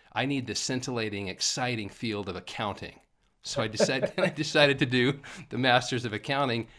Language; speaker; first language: English; native; English